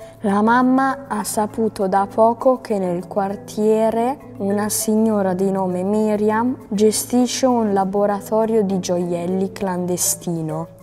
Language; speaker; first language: Italian; native; Italian